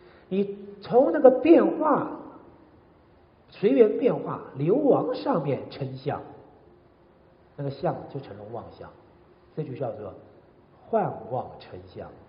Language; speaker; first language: Chinese; native; Chinese